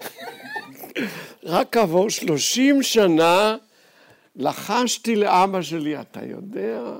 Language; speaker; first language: Hebrew; native; Hebrew